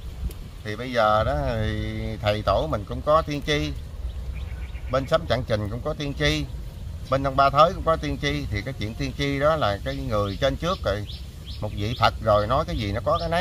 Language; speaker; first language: Vietnamese; native; Vietnamese